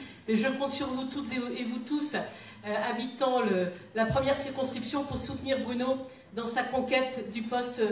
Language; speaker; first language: French; native; French